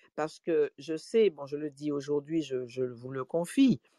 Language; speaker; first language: French; native; French